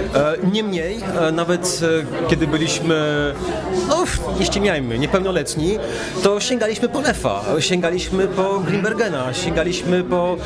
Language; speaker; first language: Polish; early bilingual, heritage; Polish